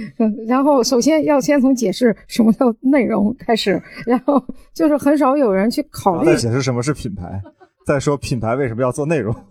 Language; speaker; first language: Chinese; non-native, local second language; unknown